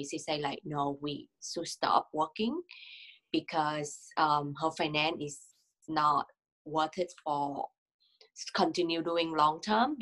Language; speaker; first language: English; non-native, learner; Vietnamese